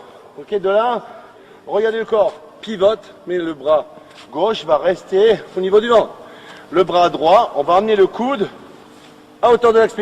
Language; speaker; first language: French; native; French